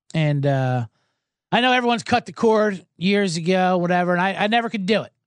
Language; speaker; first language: English; native; English